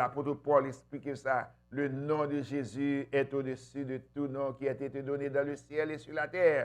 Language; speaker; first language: French; non-native, local second language; Haitian Creole